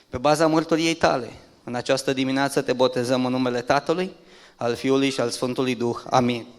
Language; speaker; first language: Romanian; native; Romanian